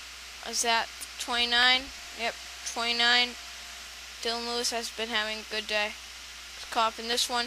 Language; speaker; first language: English; native; English